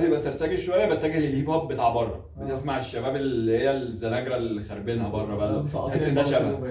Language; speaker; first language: Arabic; native; Arabic